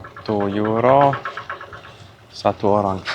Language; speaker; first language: Indonesian; non-native, learner; German